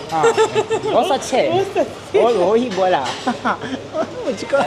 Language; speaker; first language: Hindi; non-native, local second language; Malayalam